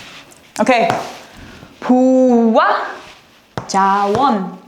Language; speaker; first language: Korean; non-native, fluent; Portuguese